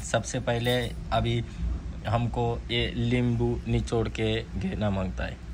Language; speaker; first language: Hindi; non-native, local second language; Marathi